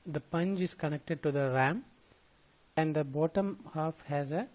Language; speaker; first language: English; non-native, local second language; Malayalam